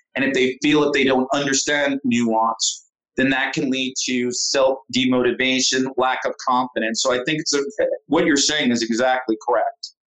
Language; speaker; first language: English; native; English